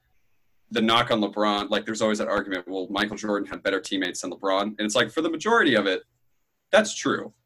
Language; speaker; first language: English; native; English